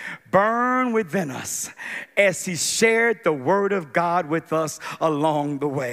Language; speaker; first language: English; native; English